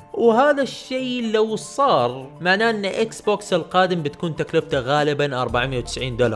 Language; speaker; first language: Arabic; native; Arabic